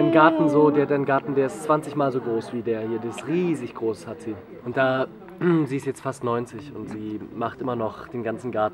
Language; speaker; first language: German; native; German